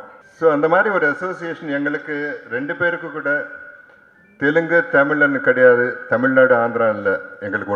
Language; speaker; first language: Tamil; non-native, local second language; Telugu